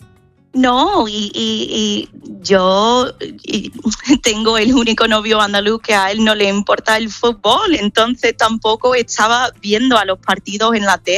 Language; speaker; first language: Spanish; non-native, fluent; English